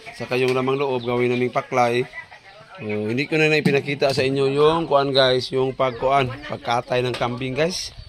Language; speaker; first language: Filipino; non-native, local second language; Cebuano